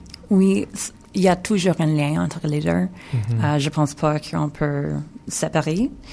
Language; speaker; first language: French; non-native, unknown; English